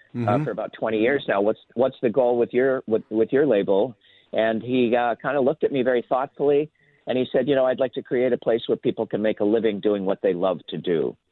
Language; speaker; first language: English; native; English